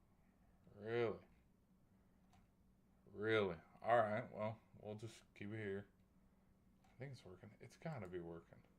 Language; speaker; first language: English; native; English